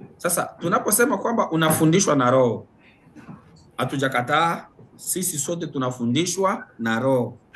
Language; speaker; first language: Swahili; native; Swahili